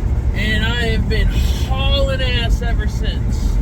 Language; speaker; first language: English; native; English